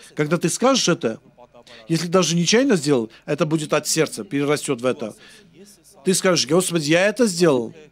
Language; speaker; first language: Russian; non-native, local second language; Armenian